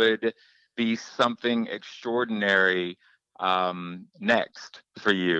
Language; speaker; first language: English; native; English